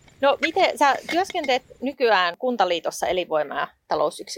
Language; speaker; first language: Finnish; native; Finnish